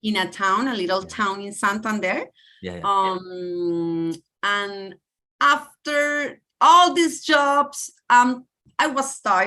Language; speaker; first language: English; non-native, learner; Spanish